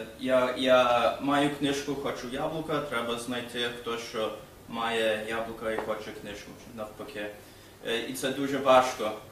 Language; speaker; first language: Ukrainian; early bilingual, heritage; Ukrainian